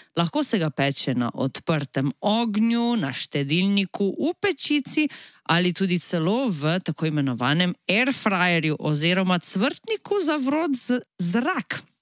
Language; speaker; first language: Slovenian; native; Slovenian